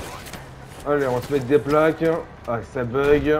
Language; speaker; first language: French; native; French